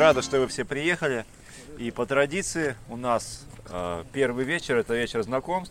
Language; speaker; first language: Russian; native; Russian